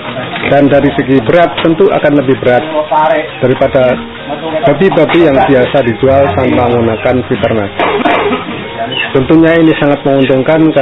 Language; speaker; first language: Indonesian; native; Indonesian